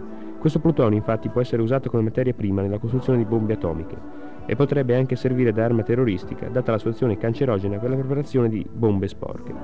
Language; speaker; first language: Italian; native; Italian